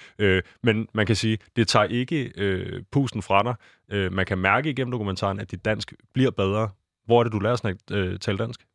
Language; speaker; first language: Danish; native; Danish